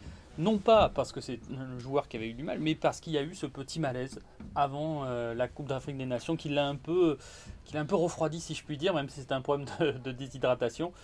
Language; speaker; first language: French; native; French